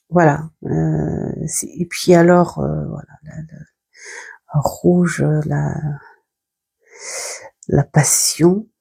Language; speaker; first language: French; native; French